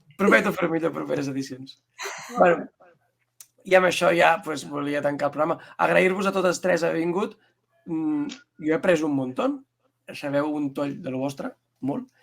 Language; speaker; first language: Catalan; native; Catalan